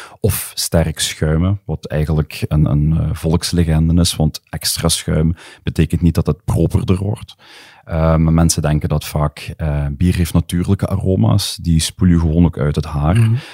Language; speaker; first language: Dutch; native; Dutch